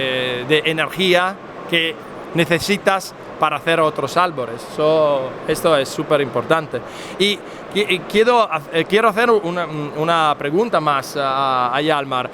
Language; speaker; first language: Spanish; non-native, fluent; Italian